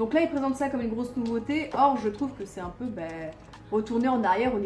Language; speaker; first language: French; native; French